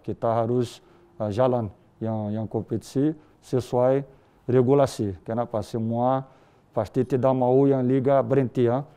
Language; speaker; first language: Indonesian; non-native, learner; Portuguese